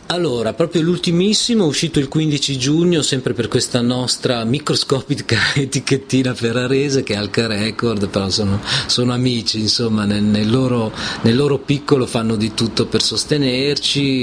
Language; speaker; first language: Italian; native; Italian